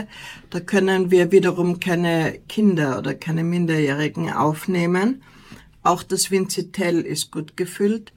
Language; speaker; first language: German; native; German